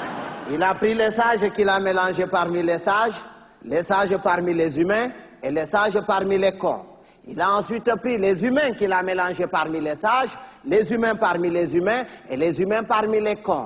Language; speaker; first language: French; non-native, local second language; Fula